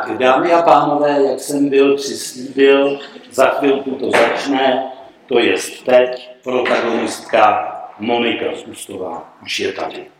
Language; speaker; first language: Czech; native; Czech